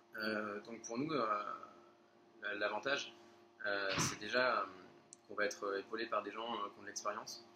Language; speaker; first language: French; native; French